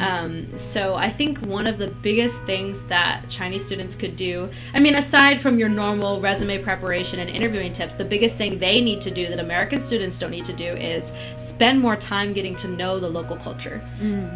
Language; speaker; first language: English; native; English